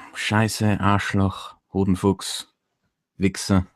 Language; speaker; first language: German; native; German